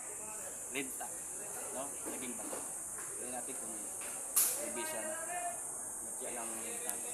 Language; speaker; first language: Filipino; native; Filipino